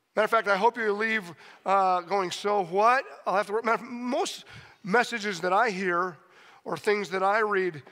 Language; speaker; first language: English; native; English